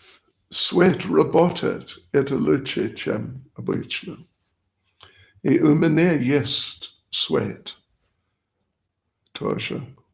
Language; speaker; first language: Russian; non-native, learner; English